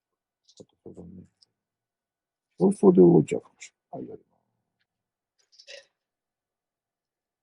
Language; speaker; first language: Japanese; native; Japanese